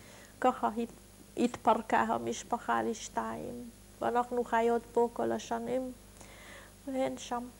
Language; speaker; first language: Hebrew; non-native, fluent; Hungarian